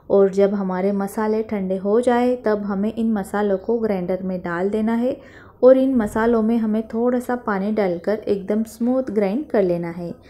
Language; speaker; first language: Hindi; non-native, local second language; Marathi